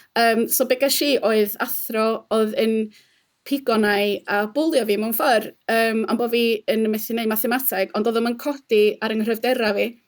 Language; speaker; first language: Welsh; native; Welsh